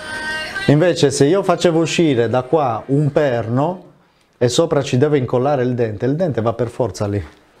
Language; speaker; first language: Italian; native; Italian